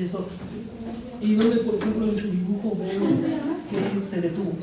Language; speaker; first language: Spanish; native; Spanish